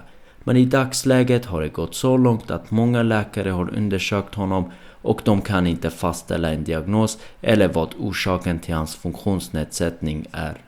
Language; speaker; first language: Swedish; early bilingual, other home language; Armenian